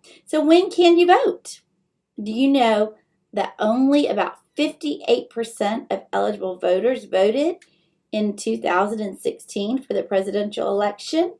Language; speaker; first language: English; native; English